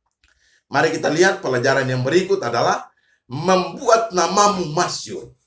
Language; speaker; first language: Indonesian; native; Indonesian